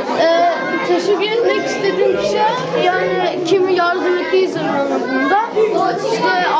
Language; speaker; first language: Turkish; early bilingual, heritage; Turkish